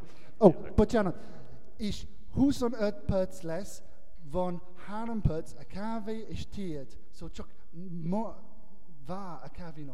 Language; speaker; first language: Hungarian; non-native, learner; English